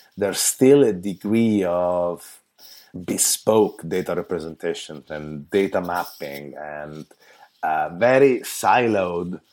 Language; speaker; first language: English; non-native, fluent; Italian